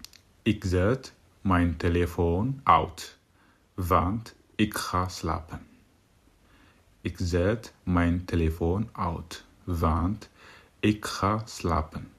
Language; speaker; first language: Dutch; non-native, fluent; Tigrinya